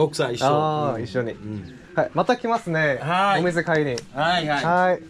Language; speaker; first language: Japanese; non-native, learner; Korean